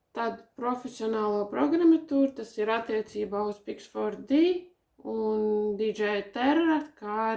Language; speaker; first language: Latvian; native; Latvian